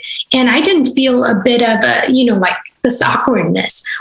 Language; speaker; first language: English; non-native, local second language; Gujarati